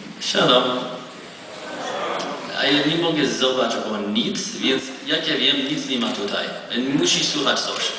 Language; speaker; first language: Polish; non-native, learner; Hebrew